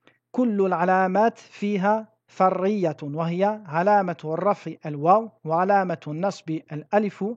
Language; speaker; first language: Arabic; non-native, fluent; French